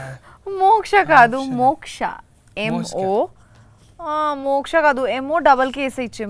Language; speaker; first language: Telugu; non-native, learner; Bangla